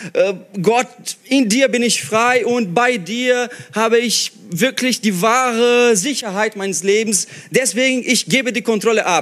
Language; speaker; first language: German; non-native, fluent; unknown